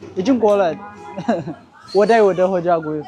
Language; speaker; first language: Chinese; non-native, fluent; Amharic